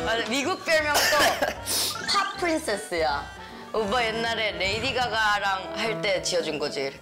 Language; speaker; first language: Korean; native; Korean